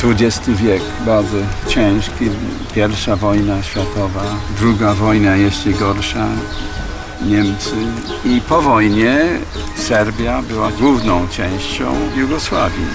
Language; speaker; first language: Polish; non-native, fluent; English